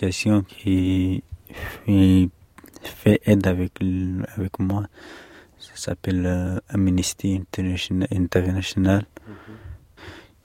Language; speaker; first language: French; non-native, learner; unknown